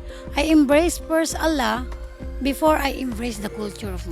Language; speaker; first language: English; non-native, learner; Japanese